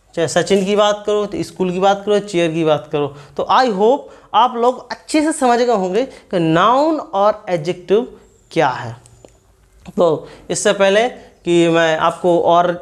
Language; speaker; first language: Hindi; native; Hindi